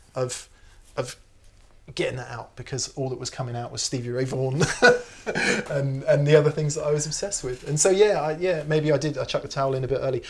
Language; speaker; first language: English; native; English